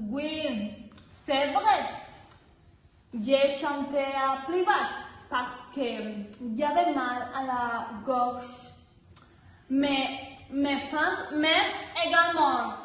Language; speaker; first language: French; non-native, learner; Spanish